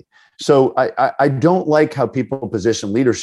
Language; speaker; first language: English; native; English